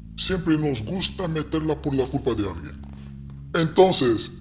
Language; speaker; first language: Spanish; non-native, fluent; Arabic